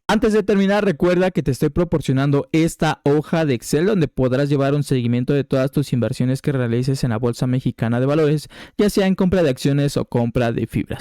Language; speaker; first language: Spanish; native; Spanish